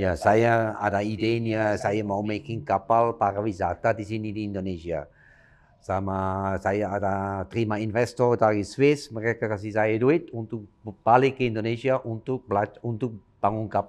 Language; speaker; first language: Indonesian; non-native, fluent; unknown